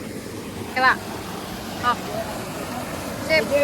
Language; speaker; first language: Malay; non-native, local second language; Sundanese